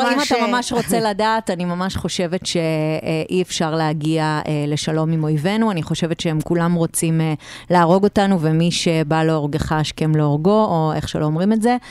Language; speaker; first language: Hebrew; native; Hebrew